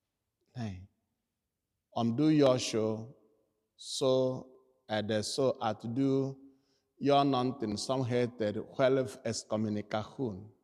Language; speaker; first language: Swedish; non-native, fluent; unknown